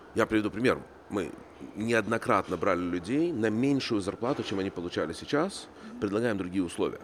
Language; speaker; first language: Russian; native; Russian